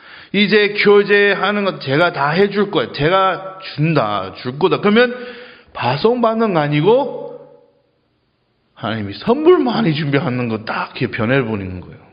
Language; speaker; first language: Korean; non-native, fluent; English